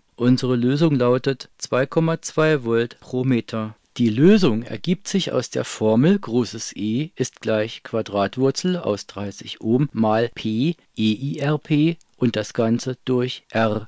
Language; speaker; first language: German; native; German